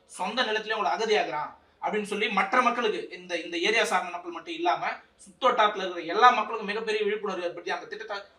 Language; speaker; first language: Tamil; native; Tamil